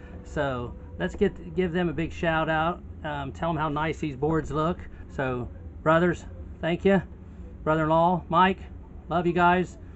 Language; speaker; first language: English; native; English